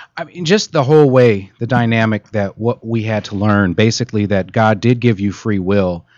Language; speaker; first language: English; native; English